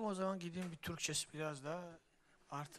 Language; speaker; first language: Turkish; non-native, fluent; Georgian